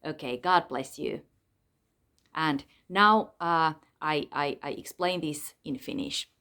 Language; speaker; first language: English; non-native, fluent; Finnish